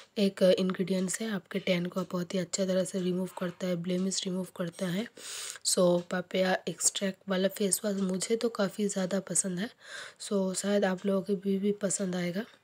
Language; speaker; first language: Hindi; non-native, local second language; Bangla